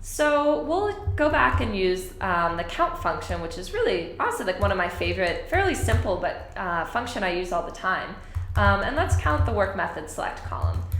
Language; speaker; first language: English; native; English